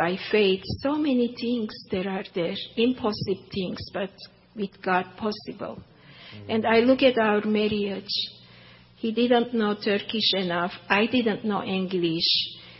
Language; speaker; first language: English; non-native, learner; Turkish